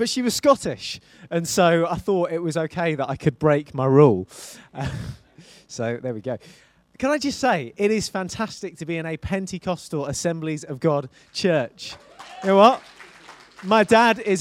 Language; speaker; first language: English; native; English